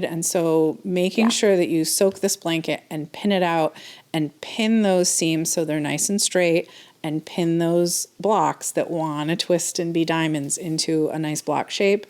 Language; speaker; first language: English; native; English